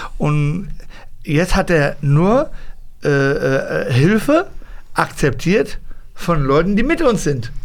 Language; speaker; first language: German; early bilingual, other home language; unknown